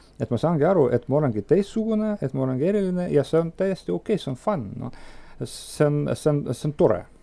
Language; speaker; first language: Estonian; non-native, local second language; Russian